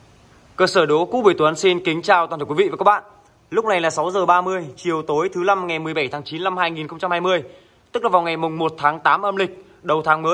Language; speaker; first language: Vietnamese; native; Vietnamese